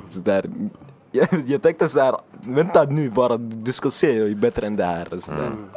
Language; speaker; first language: Swedish; early bilingual, other home language; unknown